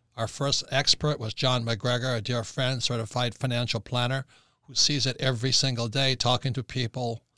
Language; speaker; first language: English; native; English